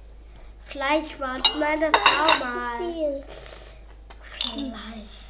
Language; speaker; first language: German; early bilingual, other home language; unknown